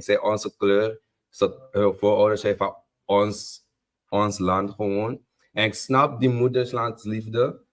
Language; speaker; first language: Dutch; native; Dutch